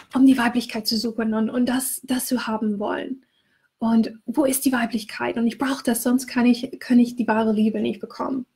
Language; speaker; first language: German; non-native, fluent; English